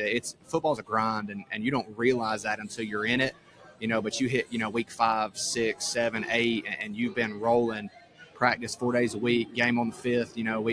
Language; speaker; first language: English; native; English